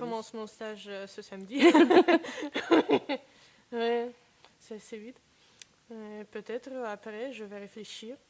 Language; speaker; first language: French; non-native, learner; Russian